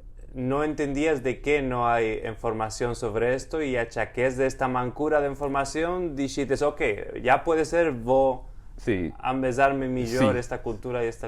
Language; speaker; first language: Spanish; non-native, fluent; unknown